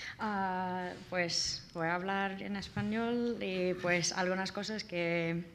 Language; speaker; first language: Spanish; non-native, learner; English